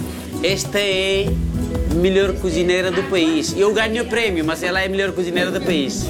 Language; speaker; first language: Portuguese; non-native, fluent; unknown